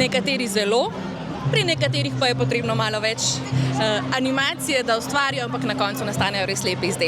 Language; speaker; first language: Slovenian; native; Slovenian